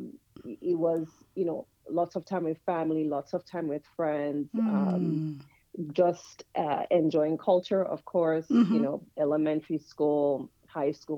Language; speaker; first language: English; non-native, local second language; Yoruba